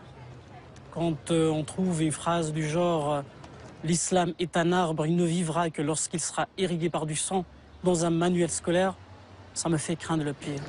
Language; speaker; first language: French; non-native, local second language; Kabyle